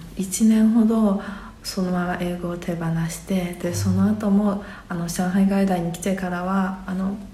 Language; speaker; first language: Japanese; early bilingual, other home language; Chinese